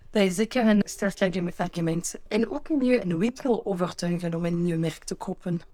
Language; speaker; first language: Dutch; non-native, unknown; French